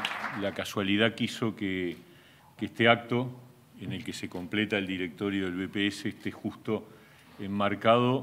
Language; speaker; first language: Spanish; native; Spanish